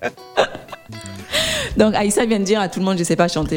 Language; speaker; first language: French; native; French